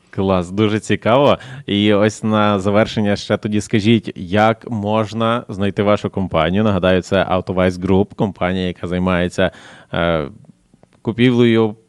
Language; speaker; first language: Ukrainian; native; Ukrainian